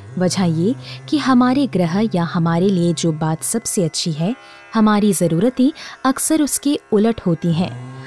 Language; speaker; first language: Hindi; native; Hindi